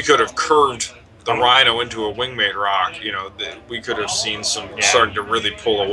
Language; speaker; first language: English; native; English